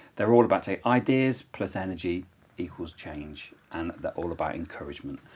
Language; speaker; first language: English; native; English